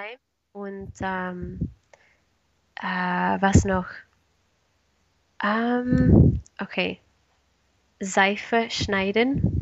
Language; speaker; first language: German; non-native, learner; Spanish